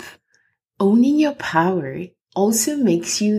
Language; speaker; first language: English; non-native, fluent; French